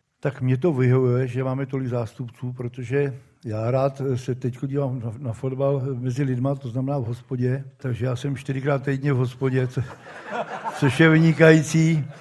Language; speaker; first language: Czech; native; Czech